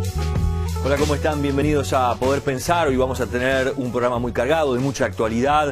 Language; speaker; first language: Spanish; native; Spanish